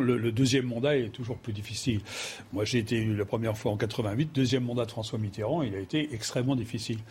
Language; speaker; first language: French; native; French